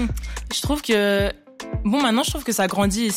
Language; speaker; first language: French; early bilingual, other home language; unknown